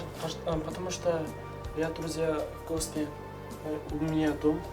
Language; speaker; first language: Russian; non-native, learner; Kazakh